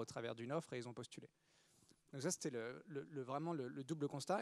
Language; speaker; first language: French; native; French